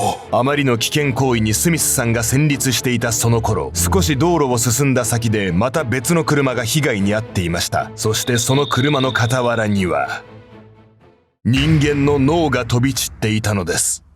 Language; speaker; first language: Japanese; native; Japanese